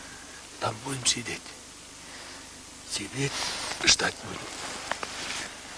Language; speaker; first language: Russian; non-native, local second language; Kazakh